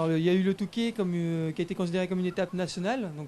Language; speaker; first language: French; native; French